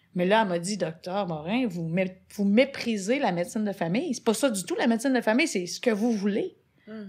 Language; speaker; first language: French; native; French